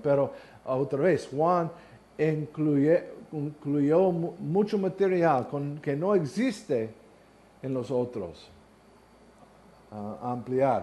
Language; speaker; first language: Spanish; non-native, learner; English